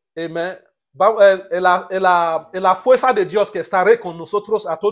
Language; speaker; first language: Spanish; non-native, learner; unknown